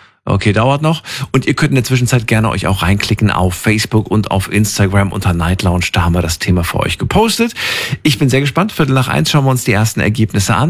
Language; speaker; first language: German; native; German